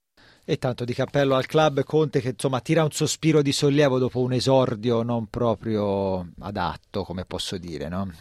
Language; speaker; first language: Italian; native; Italian